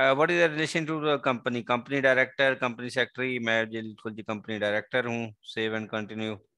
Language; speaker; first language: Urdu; non-native, local second language; Sindhi